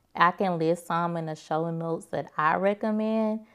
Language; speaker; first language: English; native; English